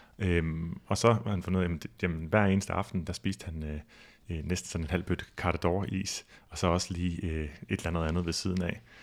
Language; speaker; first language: Danish; native; Danish